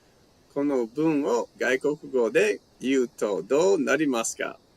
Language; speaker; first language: Japanese; non-native, learner; English